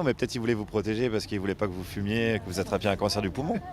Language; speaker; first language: French; native; French